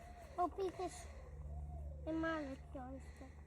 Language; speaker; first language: Albanian; early bilingual, heritage; Albanian